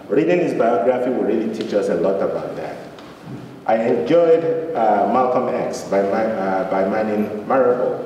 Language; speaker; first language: English; non-native, local second language; Yoruba